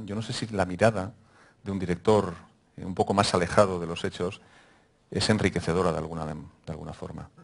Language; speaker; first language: Spanish; native; Spanish